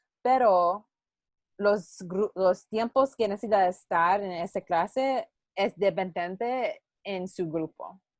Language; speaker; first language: Spanish; non-native, learner; English